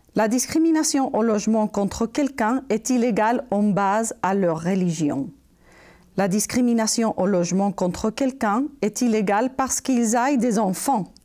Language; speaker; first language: French; non-native, fluent; Spanish